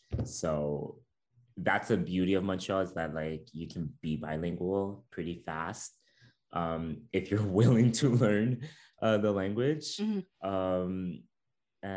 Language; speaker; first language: English; non-native, fluent; French